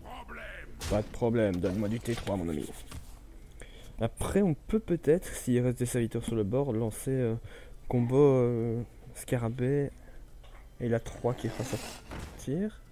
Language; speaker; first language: French; native; French